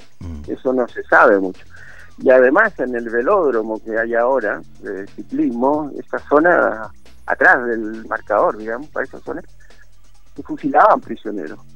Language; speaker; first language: Spanish; native; Spanish